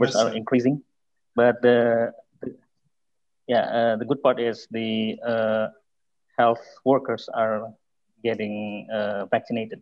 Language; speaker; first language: English; non-native, fluent; Indonesian